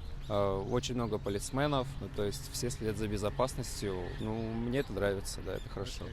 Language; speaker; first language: Russian; native; Russian